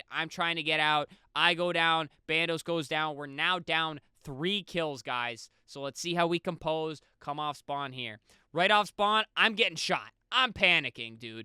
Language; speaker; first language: English; native; English